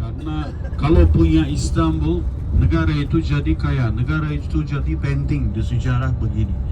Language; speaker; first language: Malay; non-native, fluent; Turkish